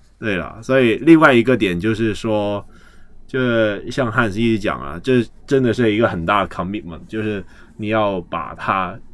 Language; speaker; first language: Chinese; native; Chinese